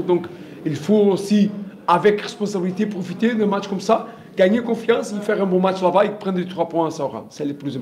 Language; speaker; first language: French; non-native, learner; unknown